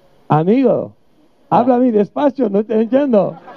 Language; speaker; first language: Spanish; non-native, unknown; French